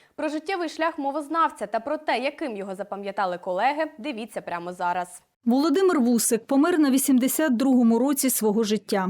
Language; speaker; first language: Ukrainian; native; Ukrainian